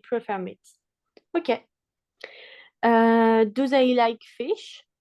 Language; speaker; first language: English; non-native, fluent; French